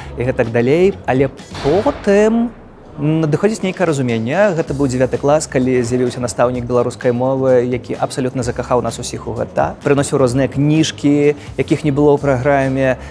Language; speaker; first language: Belarusian; native; Belarusian